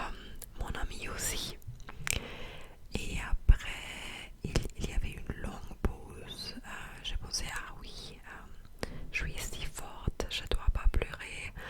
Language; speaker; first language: French; non-native, fluent; English